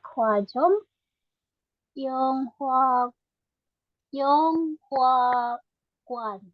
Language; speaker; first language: Korean; non-native, learner; Indonesian